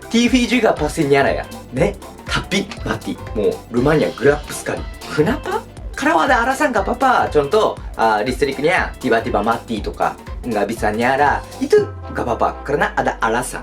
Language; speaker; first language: Indonesian; non-native, learner; Japanese